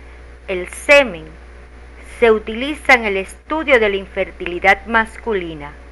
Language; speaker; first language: Spanish; native; Spanish